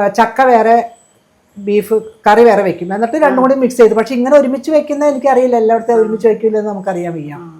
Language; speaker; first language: Malayalam; native; Malayalam